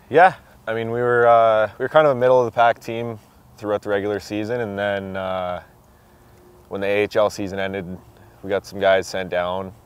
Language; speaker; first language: English; native; English